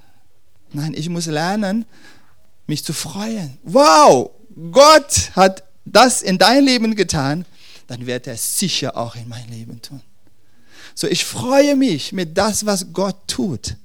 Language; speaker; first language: German; non-native, fluent; Dutch